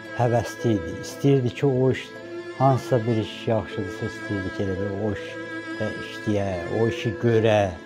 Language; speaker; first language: Azerbaijani; native; Azerbaijani